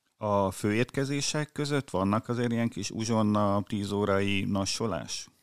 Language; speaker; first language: Hungarian; native; Hungarian